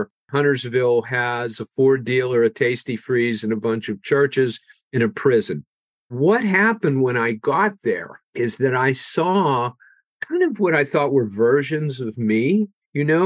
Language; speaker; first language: English; native; English